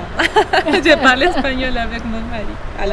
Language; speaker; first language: French; non-native, learner; Spanish